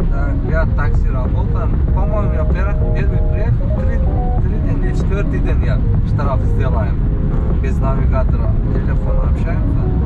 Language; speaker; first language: Russian; non-native, learner; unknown